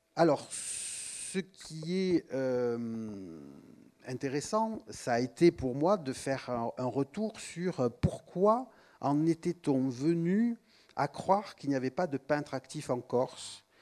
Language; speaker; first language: French; native; French